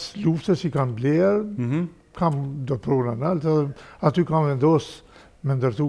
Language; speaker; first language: Albanian; native; Albanian